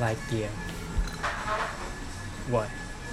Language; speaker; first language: English; non-native, learner; Japanese